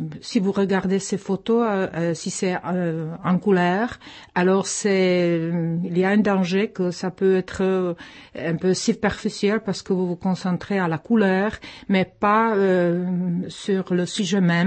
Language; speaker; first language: French; non-native, fluent; Czech